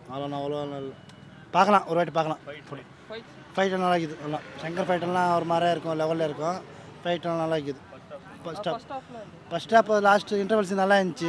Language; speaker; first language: Tamil; non-native, learner; Telugu